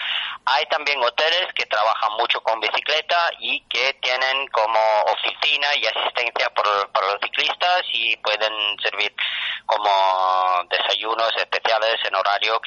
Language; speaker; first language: Spanish; non-native, fluent; Italian